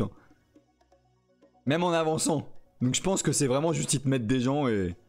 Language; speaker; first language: French; native; French